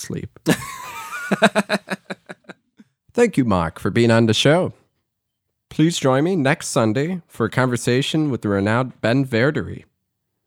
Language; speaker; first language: English; native; English